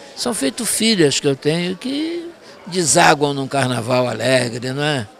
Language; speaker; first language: Portuguese; native; Portuguese